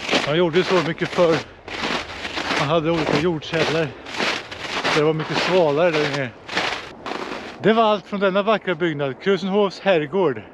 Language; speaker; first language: Swedish; native; Swedish